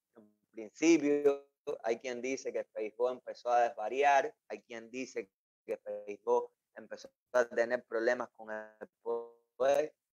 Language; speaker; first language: Spanish; native; Spanish